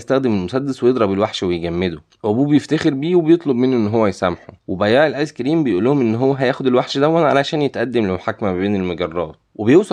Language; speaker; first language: Arabic; native; Arabic